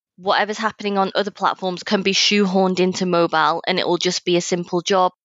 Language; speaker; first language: English; native; English